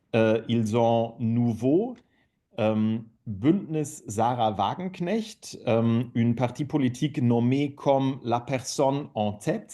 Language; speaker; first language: French; non-native, fluent; German